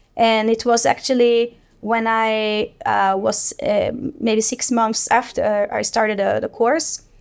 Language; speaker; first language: English; non-native, fluent; Portuguese